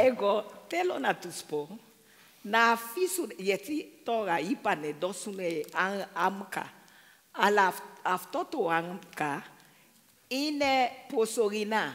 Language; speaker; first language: Greek; non-native, fluent; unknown